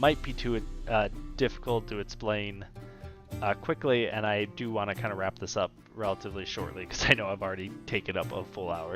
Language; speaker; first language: English; native; English